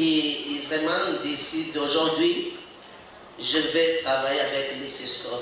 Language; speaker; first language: French; non-native, learner; Portuguese